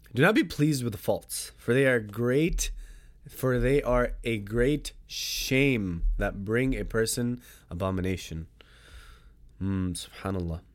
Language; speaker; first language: English; native; English